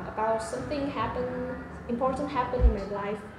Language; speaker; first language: English; non-native, learner; Vietnamese